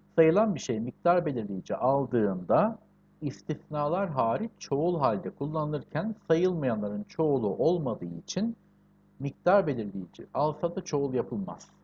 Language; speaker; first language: Turkish; native; Turkish